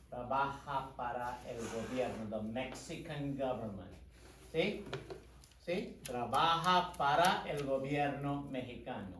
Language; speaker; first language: Spanish; non-native, fluent; English